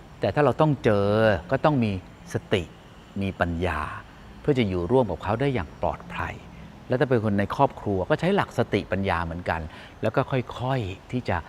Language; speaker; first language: Thai; native; Thai